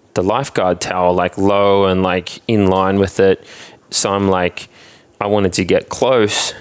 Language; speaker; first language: English; native; English